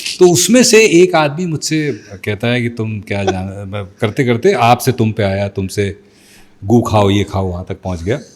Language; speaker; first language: Hindi; native; Hindi